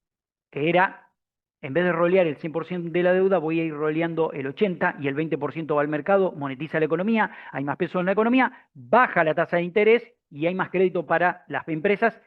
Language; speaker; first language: Spanish; native; Spanish